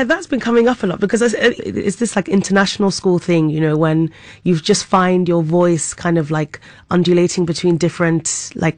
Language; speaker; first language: English; native; English